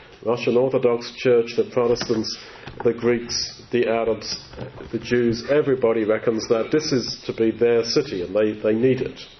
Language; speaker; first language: English; native; English